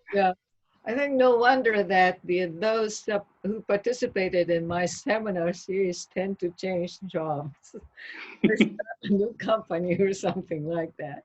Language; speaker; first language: English; non-native, fluent; Japanese